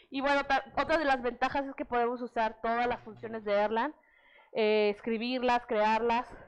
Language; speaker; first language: Spanish; native; Spanish